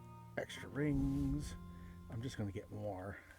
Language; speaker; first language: English; native; English